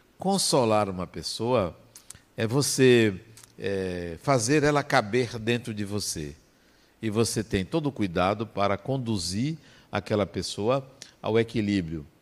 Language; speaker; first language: Portuguese; native; Portuguese